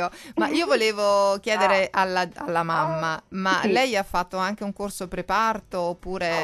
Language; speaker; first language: Italian; native; Italian